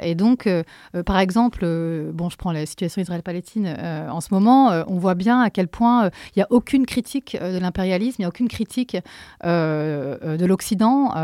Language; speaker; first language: French; native; French